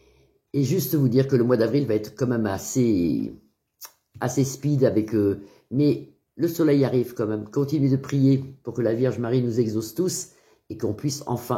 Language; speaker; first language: French; native; French